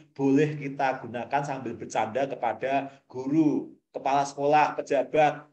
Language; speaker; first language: Indonesian; native; Indonesian